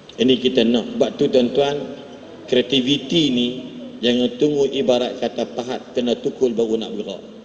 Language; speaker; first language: Malay; native; Malay